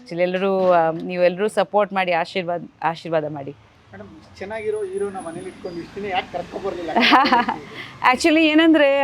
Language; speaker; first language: Kannada; non-native, fluent; Bangla